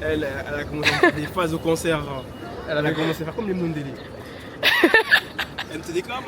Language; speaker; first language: French; native; French